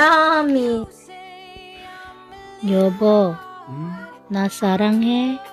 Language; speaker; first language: Korean; non-native, learner; Filipino